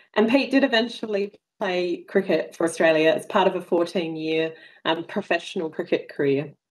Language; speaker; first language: English; native; English